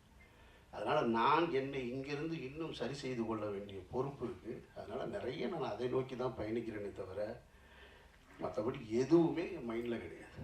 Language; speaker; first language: Tamil; native; Tamil